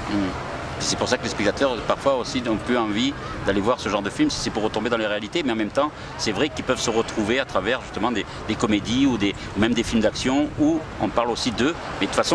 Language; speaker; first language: French; native; French